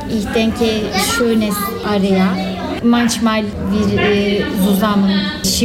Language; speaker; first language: German; non-native, learner; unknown